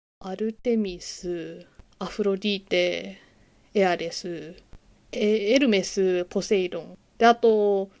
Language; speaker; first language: Japanese; native; Japanese